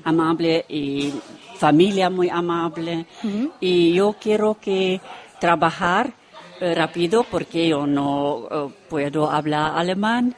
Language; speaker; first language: Spanish; non-native, learner; Romanian